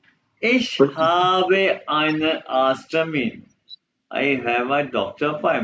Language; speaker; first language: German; non-native, fluent; Urdu